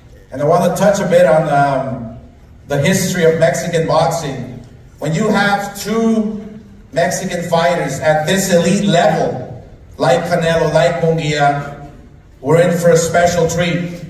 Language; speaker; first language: English; early bilingual, other home language; Spanish